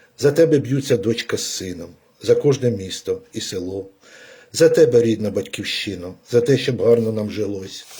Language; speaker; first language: Ukrainian; native; Ukrainian